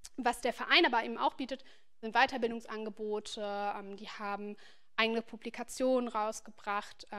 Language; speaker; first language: German; native; German